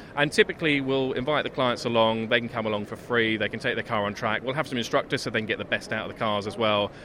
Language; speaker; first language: English; native; English